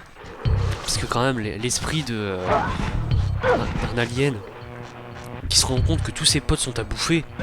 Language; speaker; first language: French; native; French